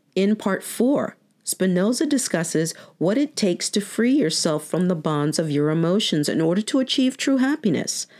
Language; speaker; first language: English; native; English